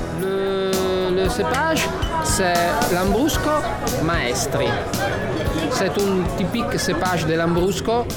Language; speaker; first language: French; non-native, learner; Italian